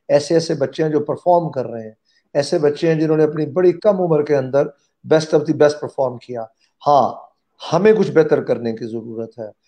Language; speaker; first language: Urdu; non-native, local second language; Punjabi